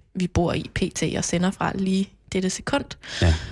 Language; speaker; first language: Danish; native; Danish